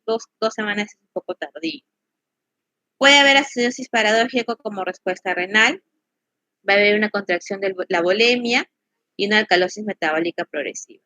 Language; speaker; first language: Spanish; native; Spanish